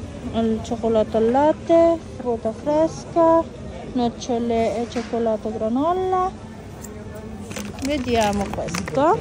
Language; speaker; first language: Italian; non-native, fluent; Filipino